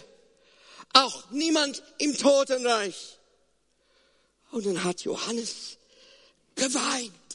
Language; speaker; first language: German; non-native, fluent; Afrikaans